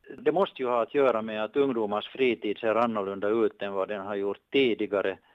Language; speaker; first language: Swedish; native; Swedish